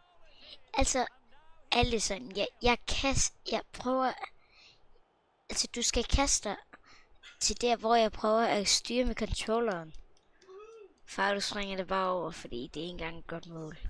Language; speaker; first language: Danish; native; Danish